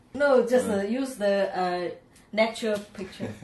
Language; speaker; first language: English; non-native, learner; Chinese